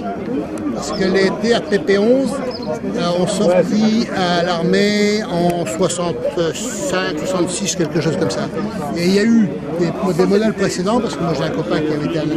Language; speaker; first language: French; native; French